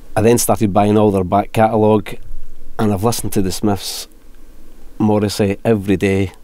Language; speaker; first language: English; native; English